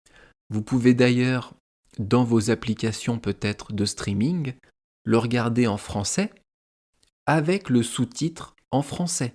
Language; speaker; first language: French; native; French